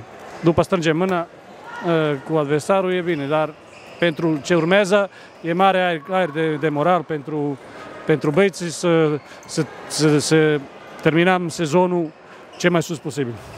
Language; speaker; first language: Romanian; non-native, fluent; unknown